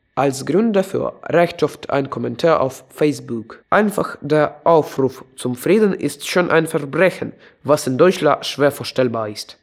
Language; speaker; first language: German; non-native, fluent; Russian